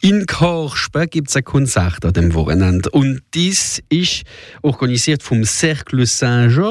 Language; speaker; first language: German; non-native, local second language; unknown